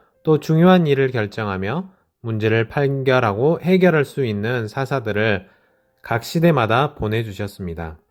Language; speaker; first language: Korean; native; Korean